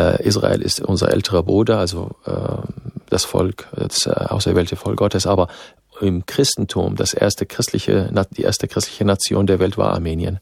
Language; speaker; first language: German; non-native, fluent; Arabic